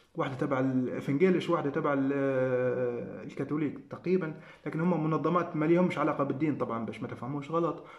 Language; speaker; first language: Arabic; native; Arabic